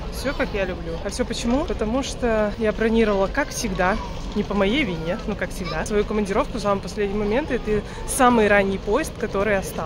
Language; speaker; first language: Russian; native; Russian